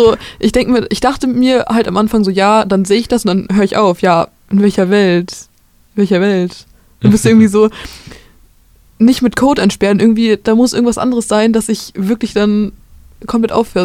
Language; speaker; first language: German; native; German